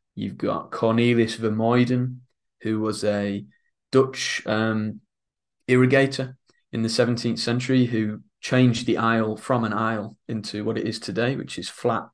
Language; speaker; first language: English; native; English